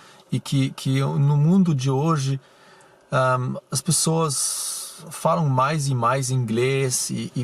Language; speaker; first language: Portuguese; non-native, fluent; German